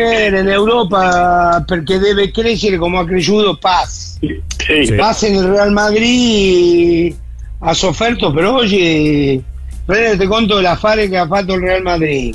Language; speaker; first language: Italian; non-native, fluent; Spanish